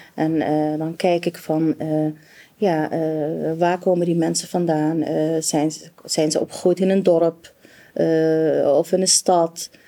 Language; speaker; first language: Dutch; non-native, fluent; Arabic